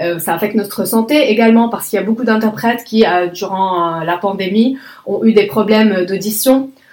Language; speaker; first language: French; non-native, local second language; Arabic